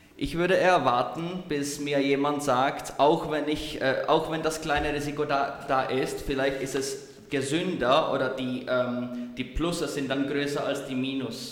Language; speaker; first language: German; non-native, learner; Czech